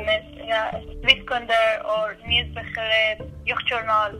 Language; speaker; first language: Dutch; non-native, learner; Persian